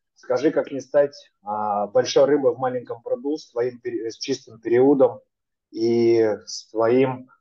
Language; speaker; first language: Russian; native; Russian